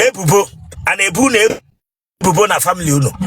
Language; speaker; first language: Igbo; native; Igbo